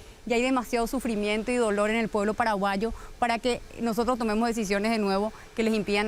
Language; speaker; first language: Spanish; native; Spanish